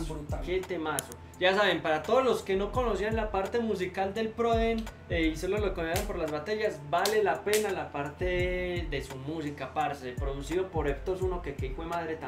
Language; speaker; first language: Spanish; native; Spanish